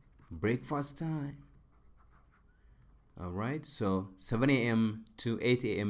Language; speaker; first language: English; non-native, local second language; Amharic